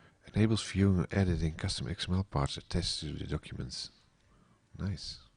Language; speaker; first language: English; non-native, fluent; Dutch